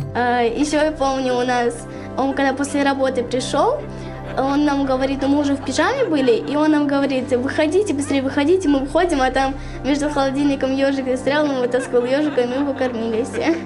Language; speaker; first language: Russian; native; Russian